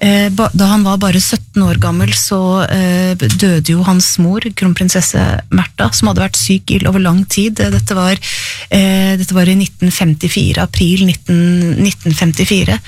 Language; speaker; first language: Norwegian; native; Norwegian